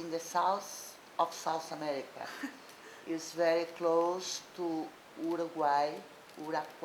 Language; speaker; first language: English; non-native, learner; Portuguese